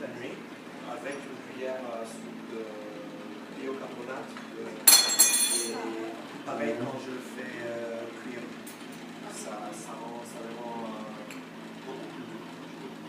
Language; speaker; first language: French; non-native, fluent; Hebrew